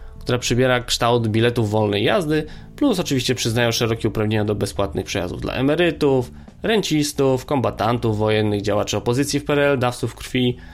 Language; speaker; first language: Polish; native; Polish